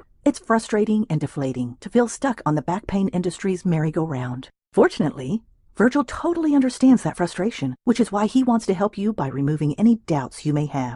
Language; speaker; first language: English; native; English